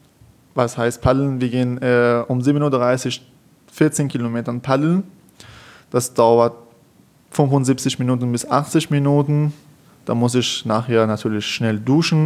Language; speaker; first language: German; non-native, fluent; Persian